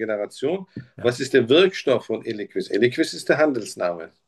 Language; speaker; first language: German; native; German